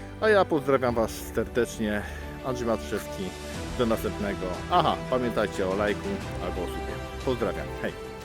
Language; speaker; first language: Polish; native; Polish